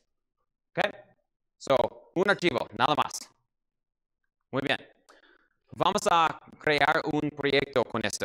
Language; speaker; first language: Spanish; non-native, learner; English